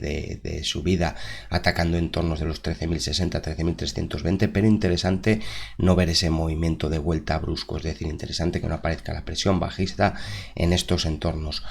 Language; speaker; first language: Spanish; native; Spanish